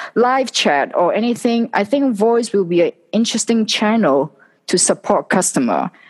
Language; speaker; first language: English; non-native, local second language; Cantonese